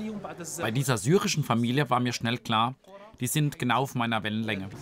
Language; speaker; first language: German; native; German